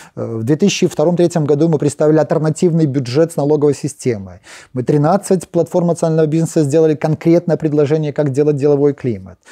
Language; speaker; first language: Russian; non-native, local second language; Polish